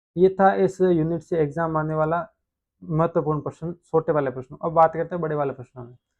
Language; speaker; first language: Hindi; native; Hindi